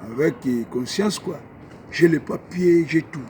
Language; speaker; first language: French; non-native, learner; Portuguese